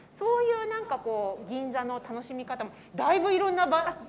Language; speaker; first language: Japanese; native; Japanese